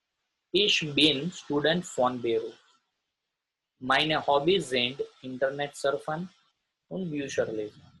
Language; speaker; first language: German; non-native, fluent; Gujarati